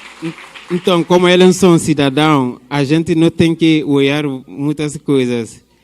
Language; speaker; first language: Portuguese; non-native, fluent; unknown